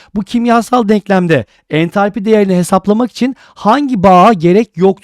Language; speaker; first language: Turkish; native; Turkish